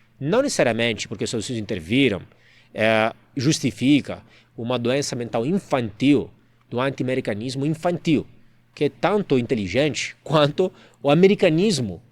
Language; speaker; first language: Portuguese; non-native, fluent; Italian